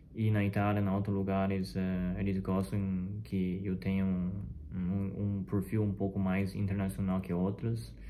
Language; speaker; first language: Portuguese; non-native, fluent; Chinese